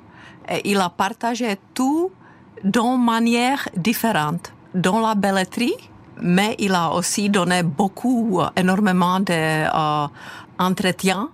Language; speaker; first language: French; non-native, fluent; Czech